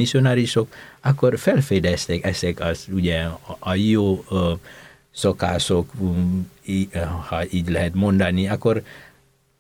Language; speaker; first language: Hungarian; non-native, fluent; Indonesian